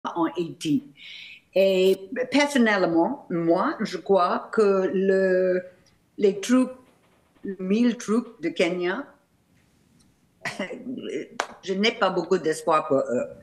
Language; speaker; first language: French; non-native, fluent; English